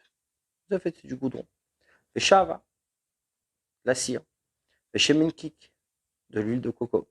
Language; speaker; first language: French; native; French